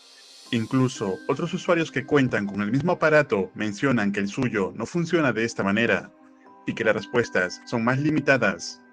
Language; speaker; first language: Spanish; native; Spanish